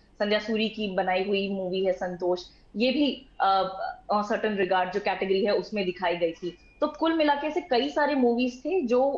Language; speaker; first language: Hindi; native; Hindi